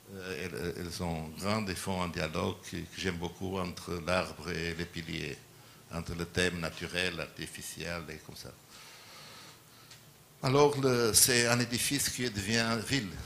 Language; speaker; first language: French; non-native, learner; Portuguese